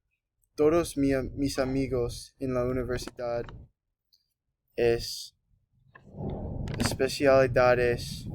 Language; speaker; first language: Spanish; non-native, learner; English